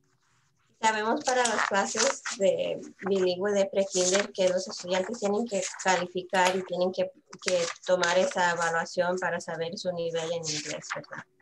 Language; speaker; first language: Spanish; early bilingual, heritage; Spanish